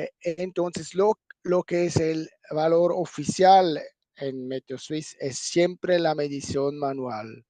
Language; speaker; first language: Spanish; non-native, fluent; German